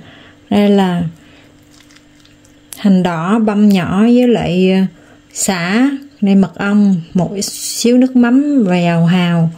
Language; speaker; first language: Vietnamese; native; Vietnamese